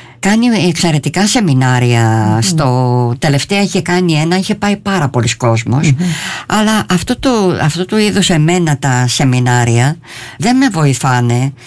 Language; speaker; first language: Greek; early bilingual, heritage; Greek